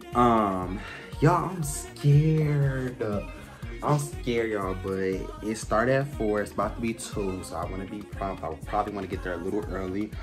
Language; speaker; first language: English; native; English